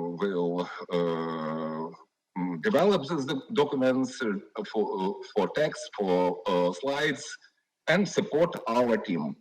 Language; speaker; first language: English; non-native, learner; Ukrainian